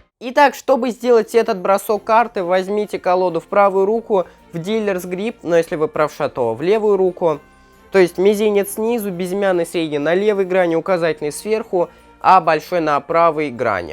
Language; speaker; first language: Russian; native; Russian